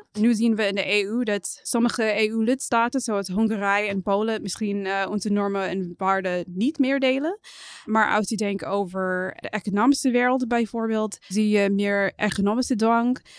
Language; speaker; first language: Dutch; non-native, fluent; English